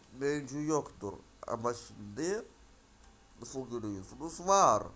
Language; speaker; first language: Turkish; non-native, learner; Russian